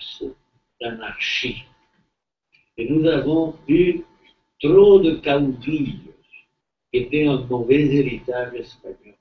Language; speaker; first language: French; non-native, fluent; Spanish